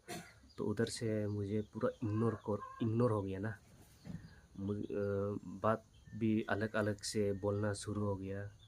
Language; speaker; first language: Hindi; non-native, local second language; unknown